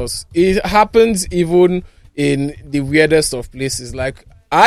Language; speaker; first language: English; non-native, local second language; Yoruba